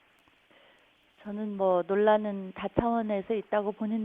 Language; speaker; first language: Korean; native; Korean